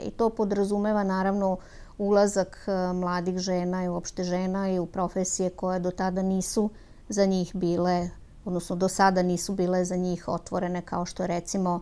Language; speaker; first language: Serbian; native; Serbian